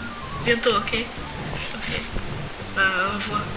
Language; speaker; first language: French; non-native, learner; English